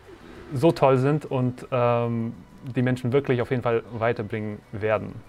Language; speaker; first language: German; native; German